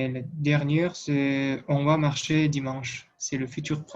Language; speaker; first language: French; non-native, learner; Russian